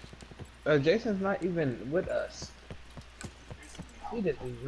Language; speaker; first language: English; native; English